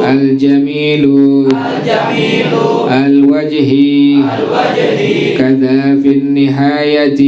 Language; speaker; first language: Arabic; non-native, fluent; Indonesian